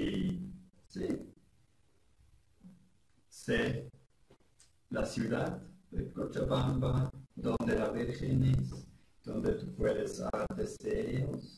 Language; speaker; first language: Spanish; non-native, learner; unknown